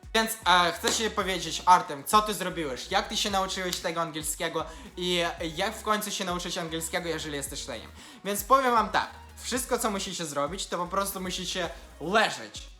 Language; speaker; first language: Polish; non-native, fluent; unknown